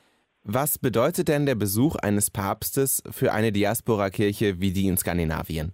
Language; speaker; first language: German; native; German